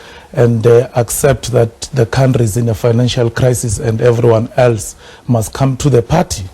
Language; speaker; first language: English; non-native, local second language; Swati